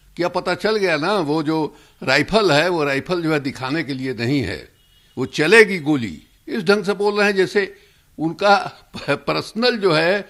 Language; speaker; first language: Hindi; native; Hindi